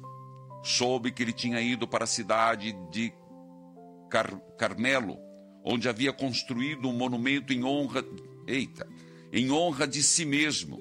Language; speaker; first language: Portuguese; native; Portuguese